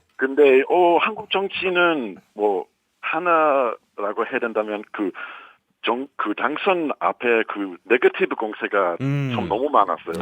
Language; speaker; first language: Korean; non-native, fluent; English